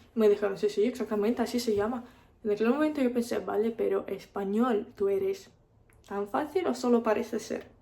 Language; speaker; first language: Spanish; non-native, fluent; Russian